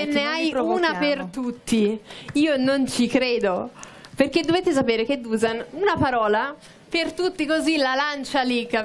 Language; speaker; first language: Italian; native; Italian